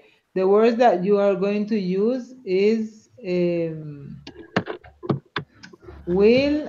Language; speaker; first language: English; non-native, learner; Spanish